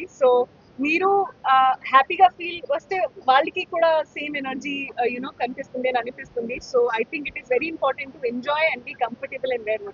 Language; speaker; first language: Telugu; non-native, fluent; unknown